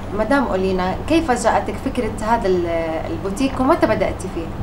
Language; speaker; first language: Arabic; native; Arabic